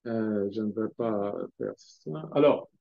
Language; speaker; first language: French; non-native, fluent; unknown